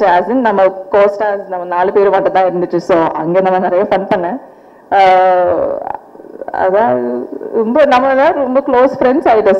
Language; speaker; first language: Tamil; non-native, fluent; Malayalam